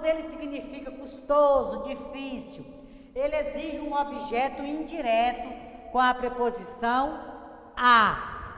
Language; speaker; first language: Portuguese; native; Portuguese